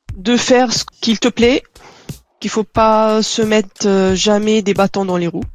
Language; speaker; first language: French; non-native, local second language; Arabic